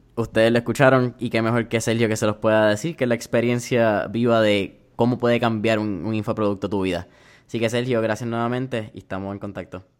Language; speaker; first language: Spanish; native; Spanish